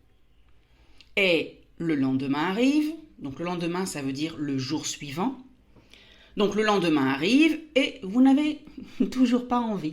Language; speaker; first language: French; native; French